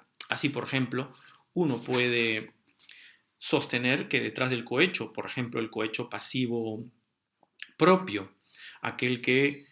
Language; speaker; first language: Spanish; native; Spanish